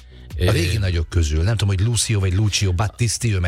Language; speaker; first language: Hungarian; native; Hungarian